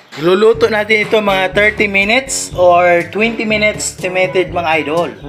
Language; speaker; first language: Filipino; non-native, local second language; Cebuano